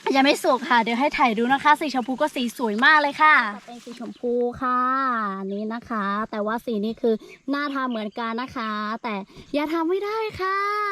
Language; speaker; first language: Thai; non-native, local second language; Lahu